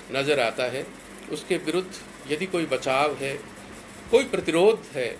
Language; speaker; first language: Hindi; native; Hindi